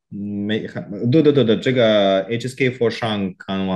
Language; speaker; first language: Chinese; non-native, learner; Korean